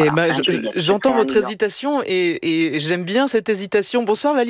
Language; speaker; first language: French; native; French